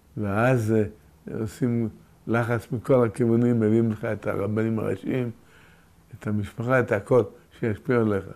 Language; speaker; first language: Hebrew; early bilingual, other home language; Yiddish